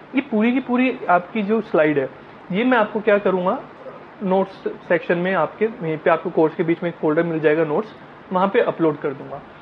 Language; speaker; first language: Hindi; native; Hindi